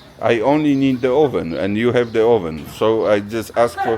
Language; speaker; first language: English; non-native, learner; Polish